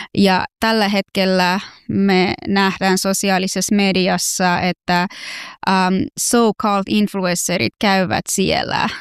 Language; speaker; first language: Finnish; non-native, fluent; Persian